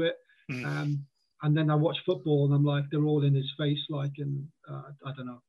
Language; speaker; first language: English; native; English